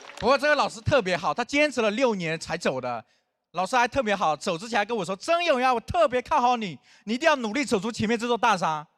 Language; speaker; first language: Chinese; non-native, local second language; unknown